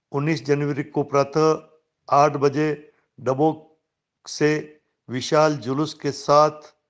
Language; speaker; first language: Hindi; native; Hindi